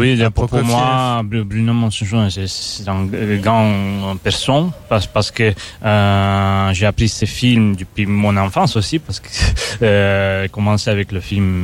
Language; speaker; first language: French; non-native, fluent; Russian